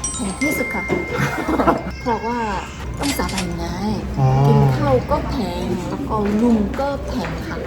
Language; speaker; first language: Thai; non-native, learner; Korean